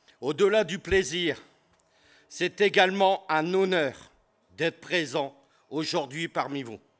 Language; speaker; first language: French; native; French